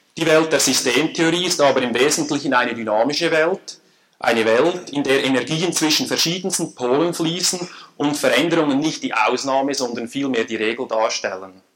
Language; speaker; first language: German; native; German